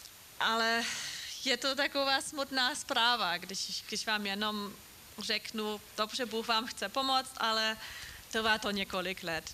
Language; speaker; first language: Czech; non-native, fluent; German